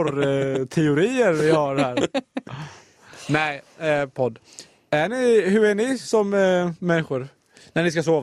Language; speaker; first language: Swedish; native; Swedish